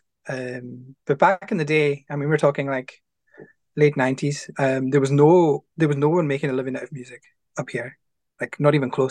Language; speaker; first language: English; native; English